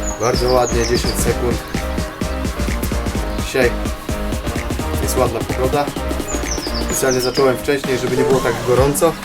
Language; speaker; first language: Polish; native; Polish